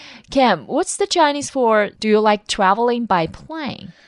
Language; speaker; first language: English; non-native, fluent; Chinese